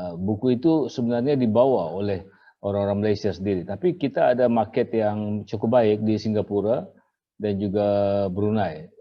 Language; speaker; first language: Malay; native; Malay